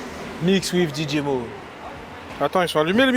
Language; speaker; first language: French; native; French